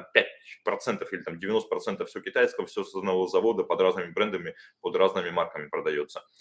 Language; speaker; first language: Russian; native; Russian